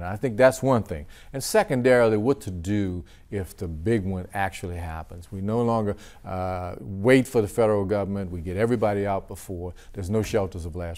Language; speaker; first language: English; native; English